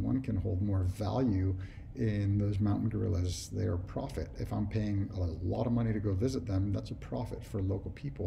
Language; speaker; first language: English; native; English